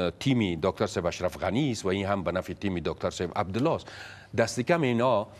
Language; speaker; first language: Persian; native; Persian